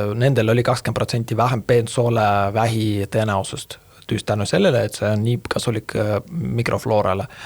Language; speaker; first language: Estonian; non-native, fluent; Russian